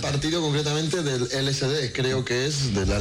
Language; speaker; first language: Spanish; native; Spanish